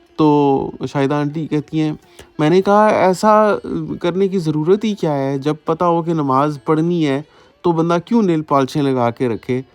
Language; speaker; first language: Urdu; native; Urdu